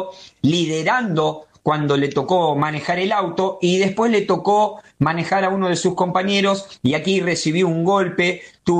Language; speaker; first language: Spanish; native; Spanish